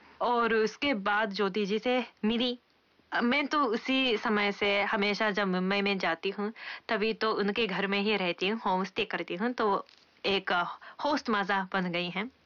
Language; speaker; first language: Hindi; non-native, fluent; Japanese